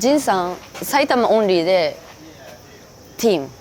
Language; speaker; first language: Japanese; non-native, fluent; Korean